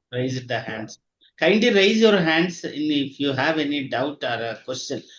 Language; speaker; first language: English; non-native, local second language; Telugu